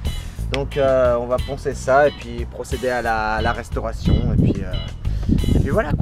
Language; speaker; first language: French; native; French